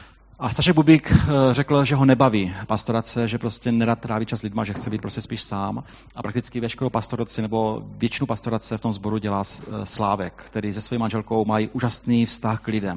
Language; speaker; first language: Czech; native; Czech